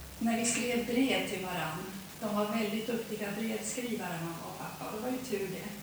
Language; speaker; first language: Swedish; early bilingual, heritage; Swedish